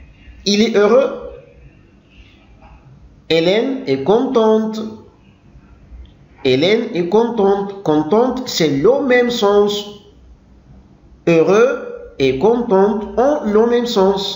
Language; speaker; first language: French; non-native, local second language; Arabic